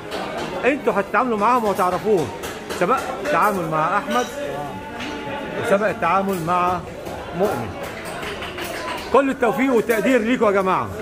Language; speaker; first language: Arabic; native; Arabic